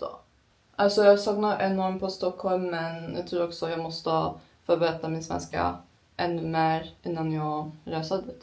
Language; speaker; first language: Swedish; non-native, learner; Turkish